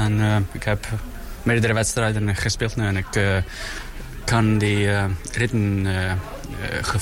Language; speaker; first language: Dutch; non-native, learner; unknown